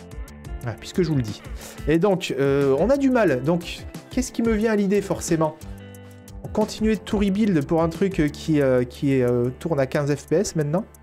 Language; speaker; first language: French; native; French